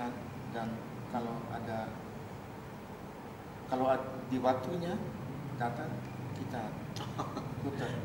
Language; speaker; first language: Indonesian; early bilingual, heritage; Dutch